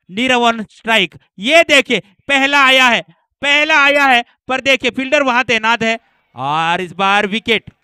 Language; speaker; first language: Hindi; non-native, local second language; Gujarati